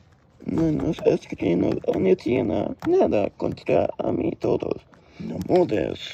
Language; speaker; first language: Spanish; non-native, learner; English